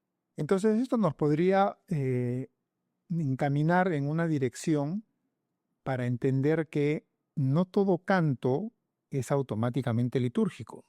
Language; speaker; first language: Spanish; native; Spanish